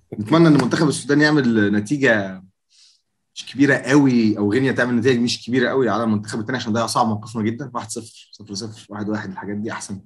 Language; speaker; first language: Arabic; native; Arabic